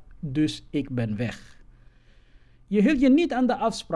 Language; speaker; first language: Dutch; non-native, fluent; Somali